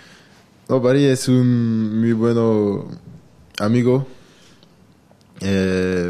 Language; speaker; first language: Spanish; non-native, learner; French